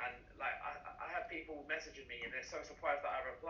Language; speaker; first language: English; native; English